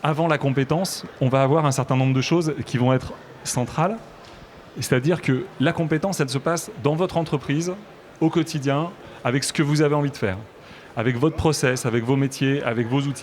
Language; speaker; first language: French; native; French